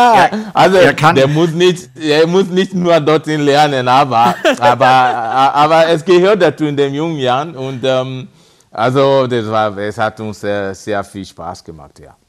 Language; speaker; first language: German; non-native, fluent; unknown